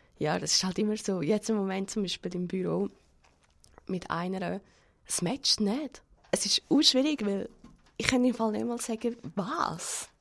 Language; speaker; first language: German; early bilingual, other home language; Spanish